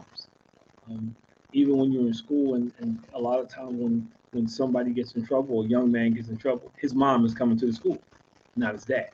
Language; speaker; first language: English; native; English